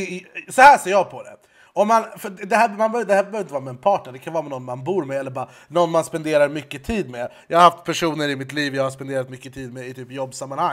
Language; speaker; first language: Swedish; native; Swedish